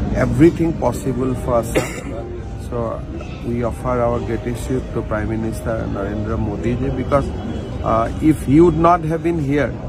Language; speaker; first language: English; non-native, local second language; Assamese